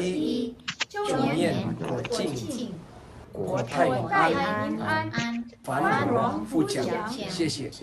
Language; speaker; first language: Chinese; non-native, learner; Indonesian